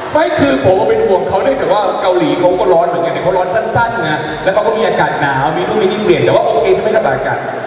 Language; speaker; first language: Thai; native; Thai